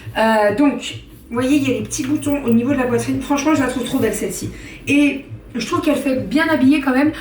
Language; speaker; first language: French; native; French